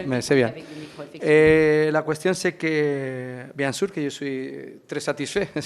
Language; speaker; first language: French; non-native, fluent; Spanish